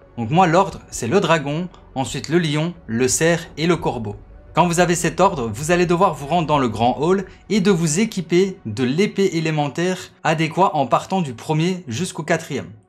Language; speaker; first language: French; native; French